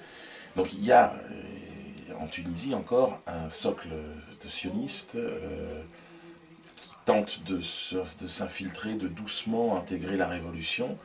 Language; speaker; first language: French; native; French